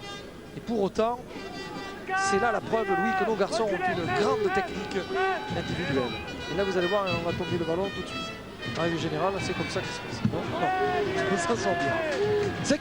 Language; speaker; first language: French; native; French